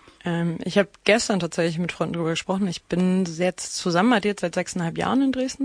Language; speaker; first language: German; native; German